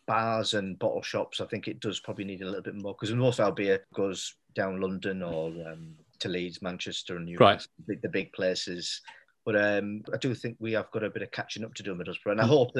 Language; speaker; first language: English; native; English